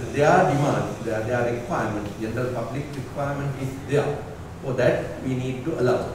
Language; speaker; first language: English; non-native, local second language; Sinhala